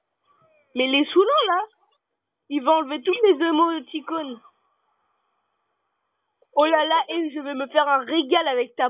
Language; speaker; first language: French; native; French